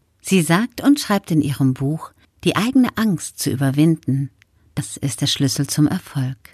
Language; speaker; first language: German; native; German